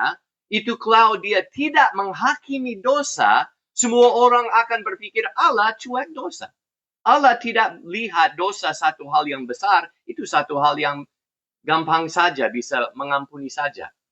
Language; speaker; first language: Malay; non-native, fluent; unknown